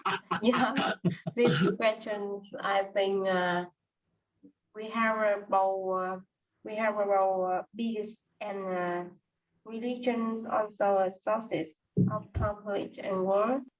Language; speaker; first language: English; non-native, learner; Vietnamese